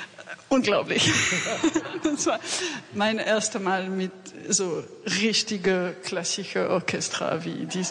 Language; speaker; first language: German; non-native, learner; French